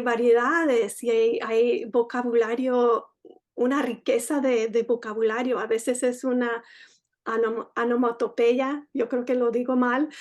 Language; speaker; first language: Spanish; early bilingual, heritage; Spanish